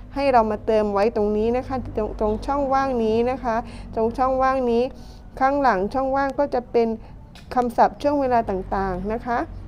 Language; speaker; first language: Thai; non-native, local second language; Pattani Malay